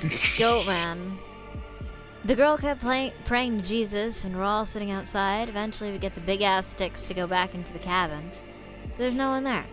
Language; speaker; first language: English; native; English